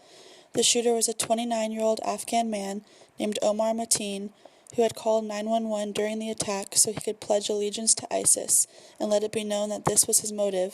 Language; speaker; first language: English; native; English